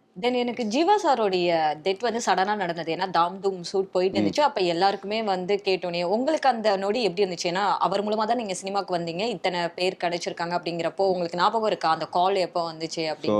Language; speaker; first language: Tamil; native; Tamil